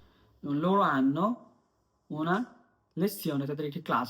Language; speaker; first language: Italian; non-native, fluent; Bangla